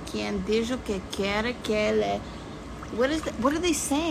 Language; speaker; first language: English; native; English